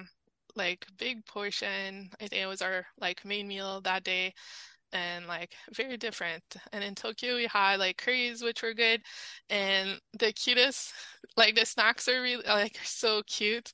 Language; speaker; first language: English; non-native, fluent; French